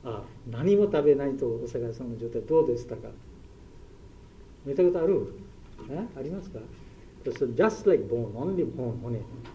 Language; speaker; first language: Japanese; non-native, learner; Bangla